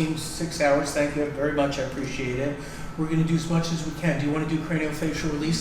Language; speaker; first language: English; native; English